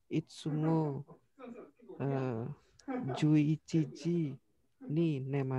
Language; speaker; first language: Japanese; non-native, learner; Indonesian